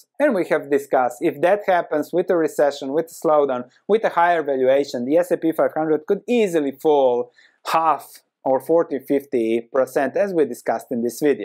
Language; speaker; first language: English; non-native, fluent; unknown